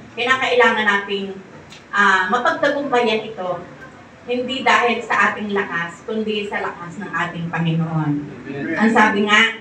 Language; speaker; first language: Filipino; native; Filipino